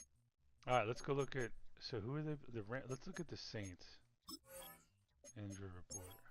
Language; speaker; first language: English; native; English